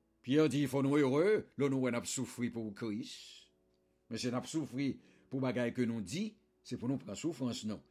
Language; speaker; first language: French; non-native, local second language; Haitian Creole